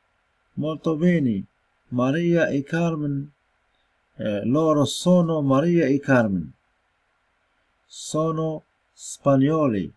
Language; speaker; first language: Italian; non-native, fluent; Arabic